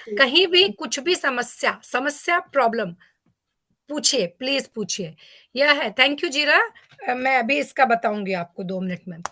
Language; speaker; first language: Hindi; native; Hindi